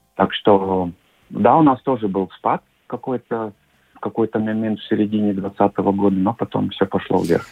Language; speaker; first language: Russian; non-native, local second language; Latvian